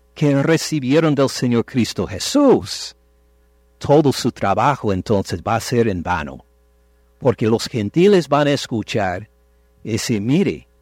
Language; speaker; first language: Spanish; non-native, fluent; English